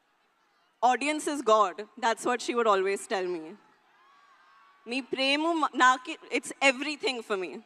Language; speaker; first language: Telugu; non-native, learner; Hindi